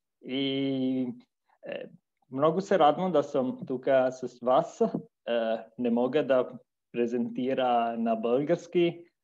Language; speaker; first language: Bulgarian; non-native, learner; Italian